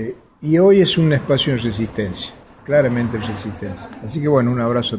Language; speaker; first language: Spanish; native; Spanish